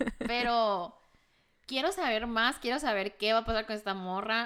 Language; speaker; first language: Spanish; native; Spanish